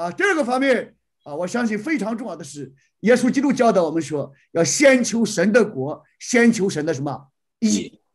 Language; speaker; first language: Chinese; native; Chinese